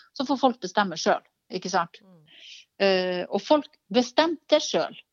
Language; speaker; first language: Norwegian; native; Norwegian